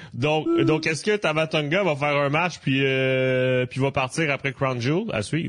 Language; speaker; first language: French; native; French